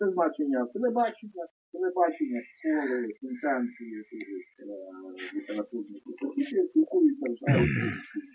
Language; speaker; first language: Ukrainian; non-native, local second language; Russian